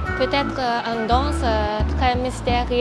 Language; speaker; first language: French; non-native, learner; Cantonese